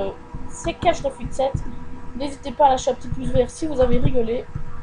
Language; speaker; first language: French; native; French